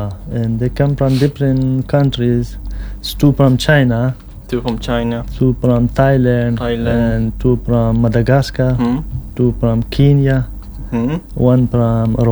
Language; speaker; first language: English; non-native, local second language; Pashto